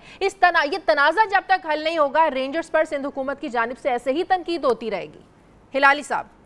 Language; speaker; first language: Urdu; native; Urdu